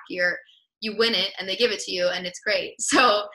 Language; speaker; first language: English; native; English